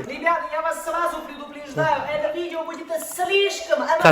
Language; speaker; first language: Russian; non-native, learner; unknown